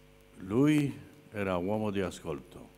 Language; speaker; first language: Italian; non-native, fluent; Polish